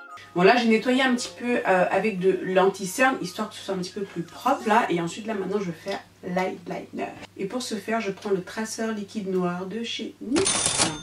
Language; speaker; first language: French; native; French